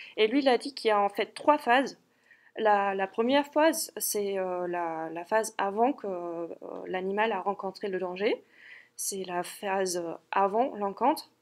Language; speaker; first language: French; non-native, fluent; German